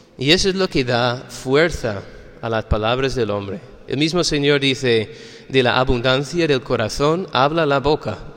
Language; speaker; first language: Spanish; non-native, fluent; English